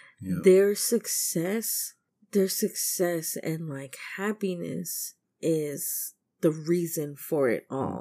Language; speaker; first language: English; native; English